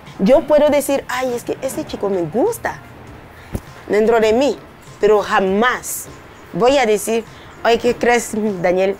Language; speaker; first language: Spanish; non-native, fluent; French